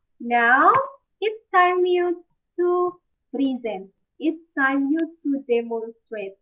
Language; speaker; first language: English; non-native, fluent; Indonesian